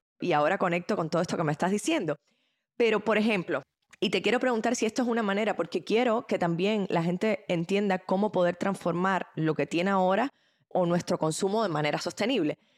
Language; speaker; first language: Spanish; native; Spanish